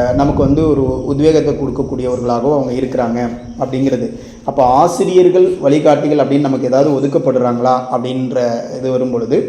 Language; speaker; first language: Tamil; native; Tamil